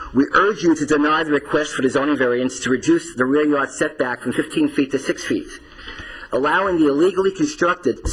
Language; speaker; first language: English; native; English